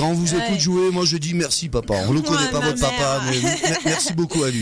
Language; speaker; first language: French; native; French